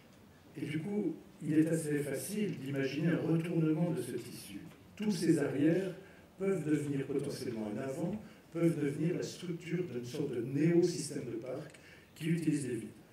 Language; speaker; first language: French; native; French